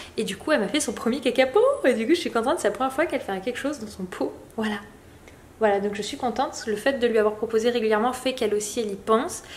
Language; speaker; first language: French; native; French